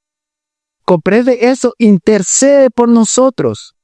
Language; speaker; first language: Spanish; native; Spanish